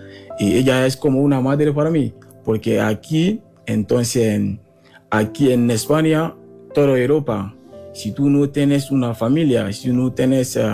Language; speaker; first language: Spanish; non-native, learner; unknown